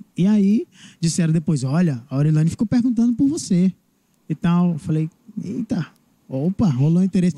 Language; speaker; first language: Portuguese; native; Portuguese